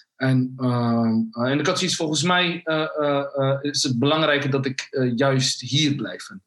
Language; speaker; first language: Dutch; early bilingual, other home language; Somali